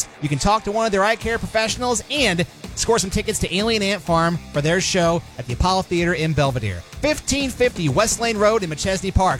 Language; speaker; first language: English; native; English